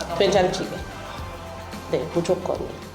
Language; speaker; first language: Korean; non-native, learner; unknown